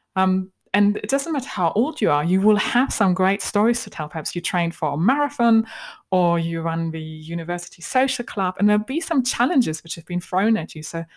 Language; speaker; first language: English; non-native, fluent; German